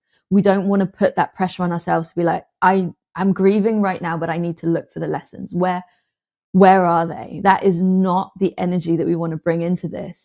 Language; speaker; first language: English; native; English